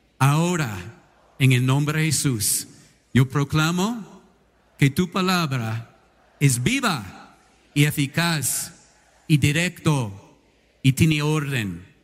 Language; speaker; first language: Spanish; non-native, fluent; English